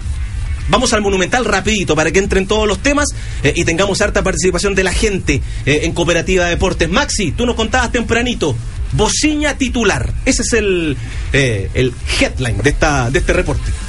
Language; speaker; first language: Spanish; native; Spanish